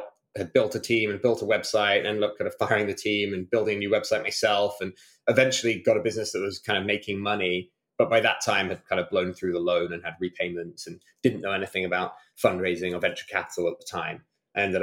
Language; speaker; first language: English; native; English